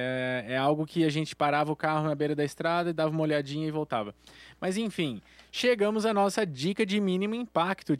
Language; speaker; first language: Portuguese; native; Portuguese